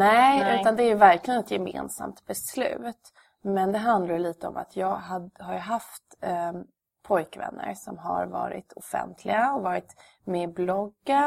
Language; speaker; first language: Swedish; native; Swedish